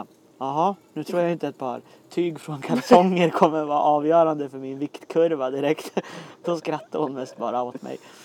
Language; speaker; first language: Swedish; native; Swedish